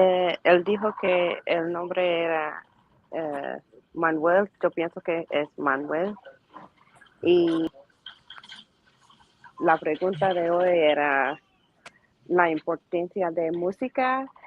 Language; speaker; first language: Spanish; non-native, learner; English